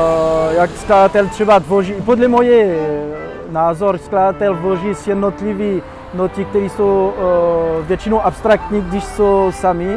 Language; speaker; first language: Czech; non-native, fluent; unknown